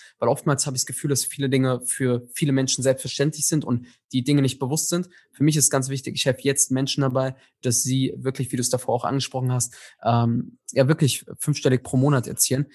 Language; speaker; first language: German; early bilingual, other home language; Tigrinya